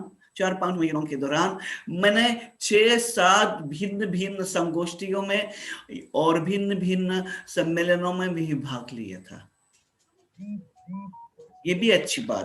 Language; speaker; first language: Hindi; non-native, fluent; Russian